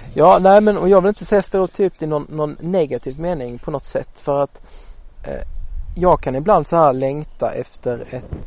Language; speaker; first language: Swedish; native; Swedish